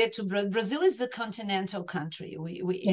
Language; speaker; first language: English; non-native, fluent; Portuguese